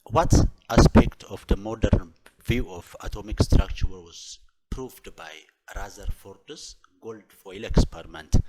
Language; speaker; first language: English; non-native, local second language; Amharic